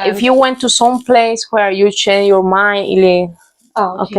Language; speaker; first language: English; non-native, learner; Spanish